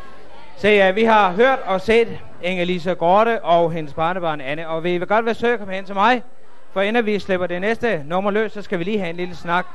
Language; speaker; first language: Danish; native; Danish